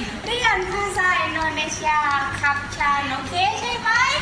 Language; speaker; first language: Indonesian; non-native, learner; Thai